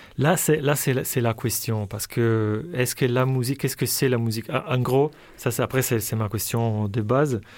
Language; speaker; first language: French; non-native, fluent; Italian